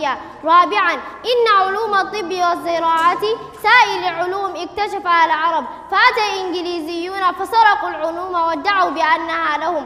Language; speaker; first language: Arabic; non-native, learner; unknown